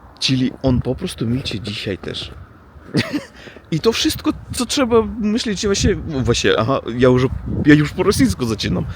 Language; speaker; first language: Polish; non-native, fluent; Russian